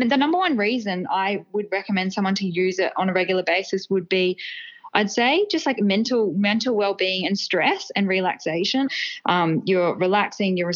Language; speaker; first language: English; native; English